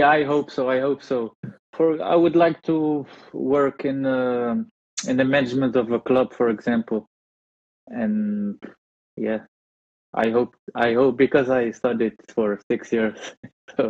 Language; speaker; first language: English; non-native, fluent; Dutch